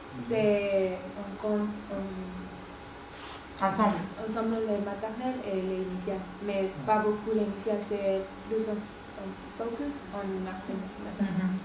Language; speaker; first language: French; non-native, learner; Spanish